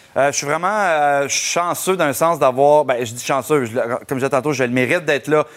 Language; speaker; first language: French; native; French